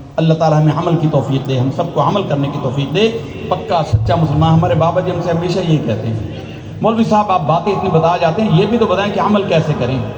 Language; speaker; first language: Urdu; non-native, local second language; Punjabi